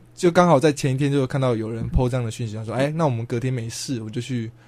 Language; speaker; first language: Chinese; native; Chinese